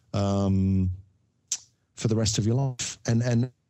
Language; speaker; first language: English; native; English